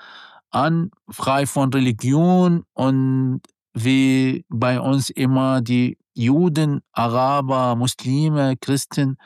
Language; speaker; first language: German; non-native, learner; Arabic